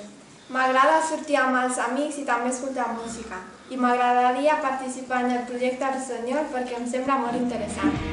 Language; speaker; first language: Catalan; early bilingual, other home language; Romanian